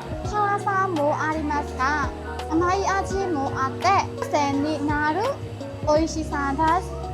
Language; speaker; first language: Japanese; non-native, learner; Burmese